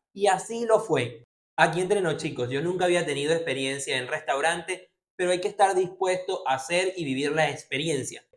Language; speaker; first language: Spanish; native; Spanish